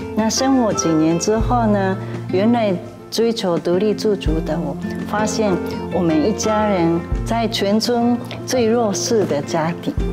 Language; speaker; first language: Chinese; non-native, fluent; Japanese